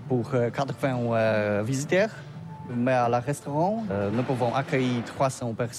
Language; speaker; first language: French; non-native, learner; Polish